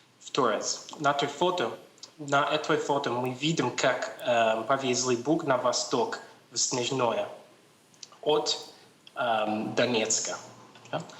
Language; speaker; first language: Russian; non-native, learner; English